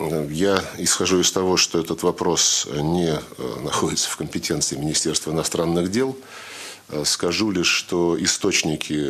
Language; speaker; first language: Russian; native; Russian